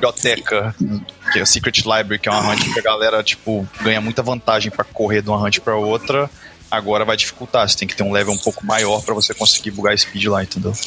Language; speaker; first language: Portuguese; native; Portuguese